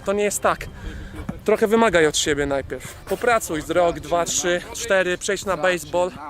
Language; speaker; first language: Polish; native; Polish